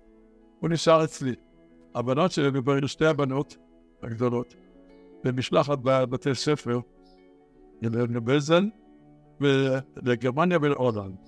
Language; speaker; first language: Hebrew; early bilingual, other home language; Arabic